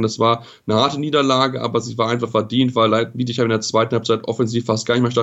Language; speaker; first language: German; native; German